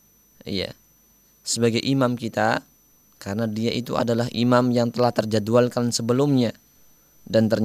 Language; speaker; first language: Indonesian; native; Indonesian